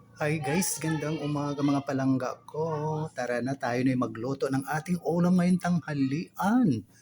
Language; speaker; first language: Filipino; non-native, local second language; Cebuano